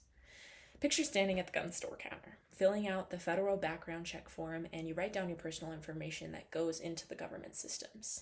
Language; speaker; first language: English; native; English